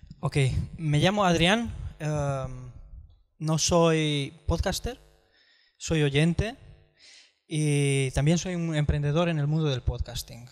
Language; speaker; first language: Spanish; non-native, fluent; Romanian